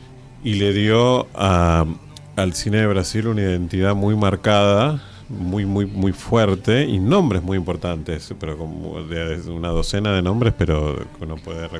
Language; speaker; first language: Spanish; native; Spanish